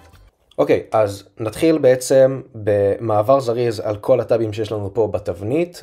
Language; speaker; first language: Hebrew; native; Hebrew